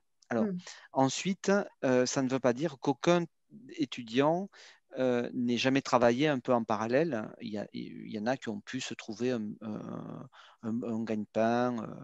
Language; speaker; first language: French; native; French